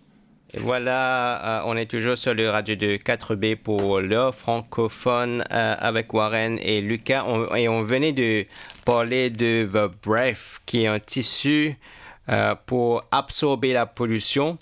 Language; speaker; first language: French; non-native, fluent; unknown